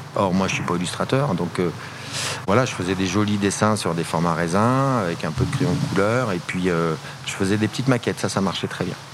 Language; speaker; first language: French; native; French